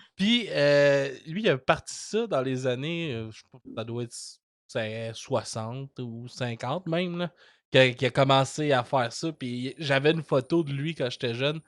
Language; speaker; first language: French; native; French